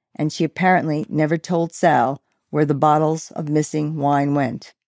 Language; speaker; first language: English; native; English